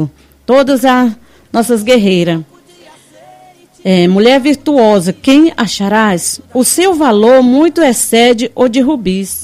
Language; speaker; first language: Portuguese; native; Portuguese